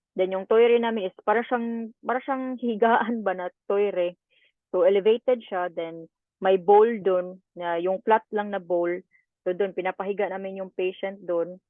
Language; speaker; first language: Filipino; native; Filipino